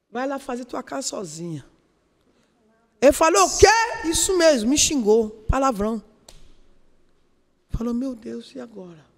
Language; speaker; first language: Portuguese; non-native, learner; Yoruba